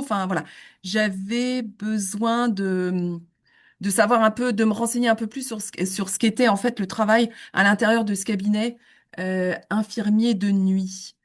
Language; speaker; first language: French; native; French